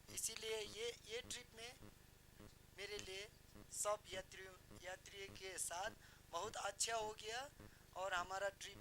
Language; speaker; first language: Hindi; non-native, fluent; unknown